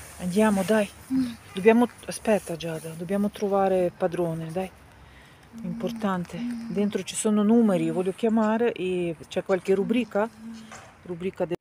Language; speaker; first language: Italian; non-native, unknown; Ukrainian